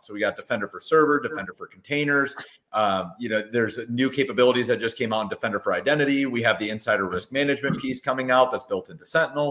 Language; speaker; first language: English; native; English